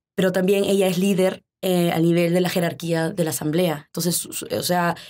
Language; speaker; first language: Spanish; early bilingual, heritage; Spanish